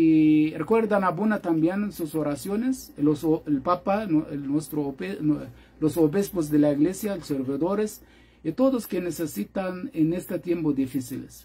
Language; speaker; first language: Spanish; non-native, fluent; Arabic